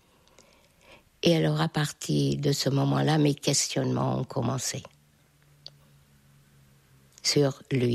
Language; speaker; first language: French; non-native, fluent; Hungarian